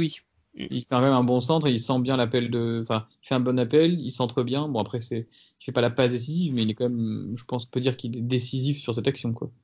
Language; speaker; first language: French; native; French